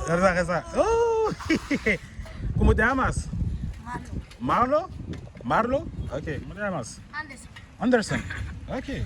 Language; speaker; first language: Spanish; non-native, learner; French